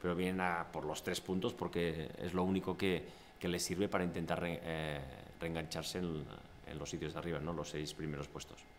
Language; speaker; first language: Spanish; non-native, local second language; Catalan